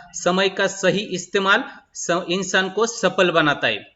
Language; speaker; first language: Hindi; non-native, local second language; Marathi